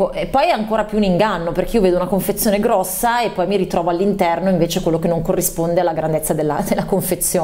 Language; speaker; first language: Italian; native; Italian